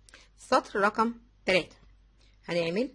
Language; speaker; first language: Arabic; native; Arabic